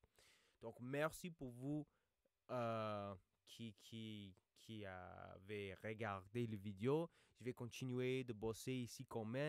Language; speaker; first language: French; non-native, fluent; English